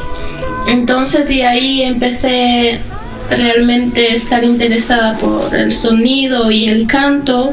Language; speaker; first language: Spanish; non-native, fluent; Slovak